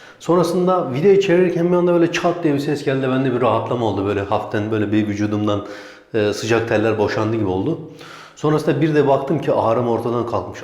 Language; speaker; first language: Turkish; native; Turkish